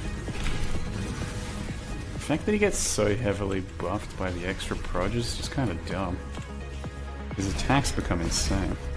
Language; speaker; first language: English; early bilingual, other home language; Russian